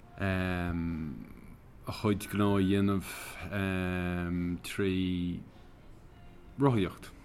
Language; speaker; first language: Irish; non-native, local second language; English